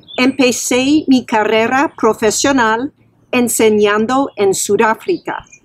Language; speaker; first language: Spanish; non-native, fluent; English